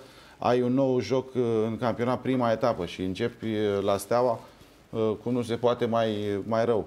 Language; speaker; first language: Romanian; native; Romanian